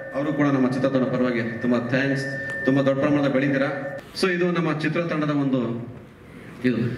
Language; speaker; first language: Kannada; native; Kannada